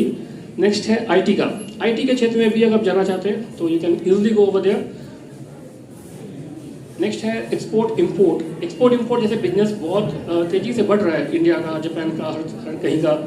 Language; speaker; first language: Hindi; native; Hindi